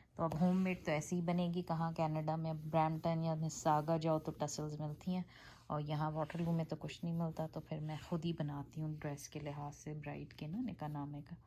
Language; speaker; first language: Urdu; native; Urdu